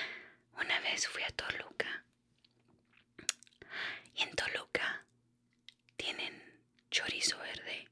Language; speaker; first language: Spanish; early bilingual, heritage; Spanish